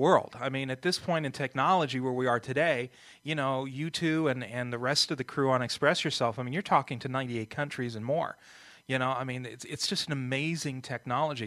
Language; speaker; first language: English; early bilingual, other home language; Italian